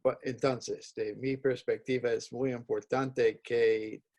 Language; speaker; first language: Spanish; non-native, fluent; English